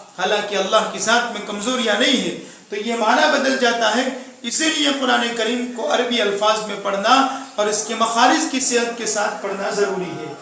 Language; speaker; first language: Urdu; non-native, local second language; Gujarati